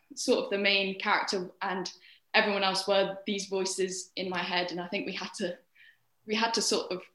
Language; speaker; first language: English; native; English